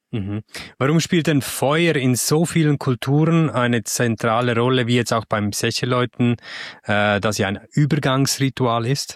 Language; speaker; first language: German; native; German